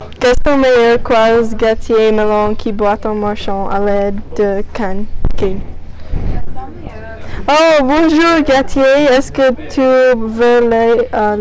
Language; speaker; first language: French; non-native, learner; English